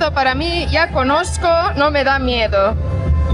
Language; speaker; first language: Spanish; non-native, fluent; Portuguese